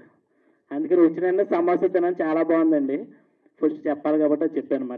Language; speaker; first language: Telugu; native; Telugu